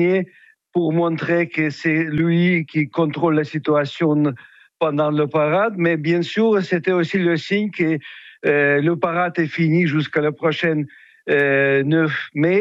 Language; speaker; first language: French; non-native, fluent; Russian